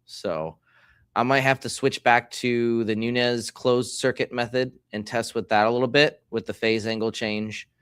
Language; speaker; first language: English; native; English